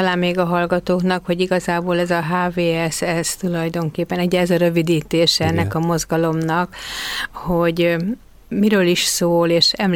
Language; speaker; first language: Hungarian; native; Hungarian